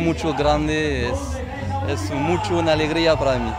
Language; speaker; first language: Spanish; non-native, learner; French